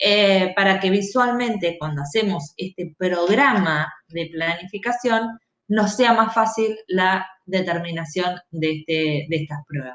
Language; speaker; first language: Spanish; native; Spanish